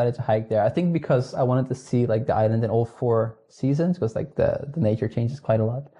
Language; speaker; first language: English; non-native, fluent; Dutch